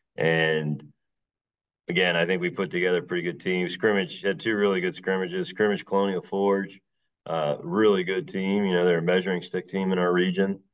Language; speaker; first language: English; native; English